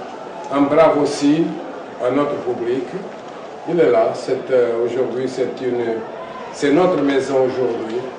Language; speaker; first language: French; non-native, fluent; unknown